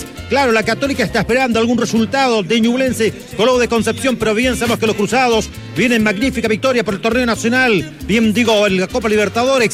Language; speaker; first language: Spanish; native; Spanish